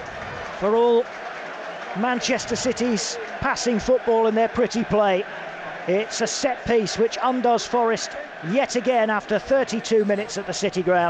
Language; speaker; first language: English; native; English